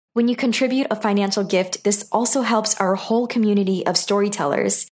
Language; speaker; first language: English; native; English